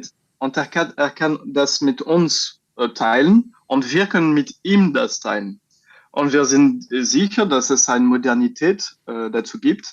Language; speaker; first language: German; non-native, fluent; French